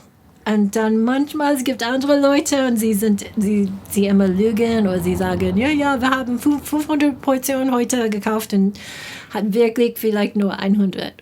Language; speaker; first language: German; non-native, fluent; English